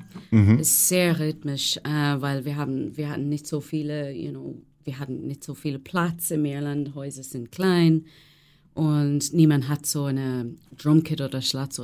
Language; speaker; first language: German; non-native, learner; English